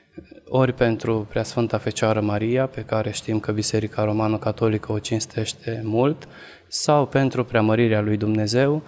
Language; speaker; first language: Romanian; non-native, local second language; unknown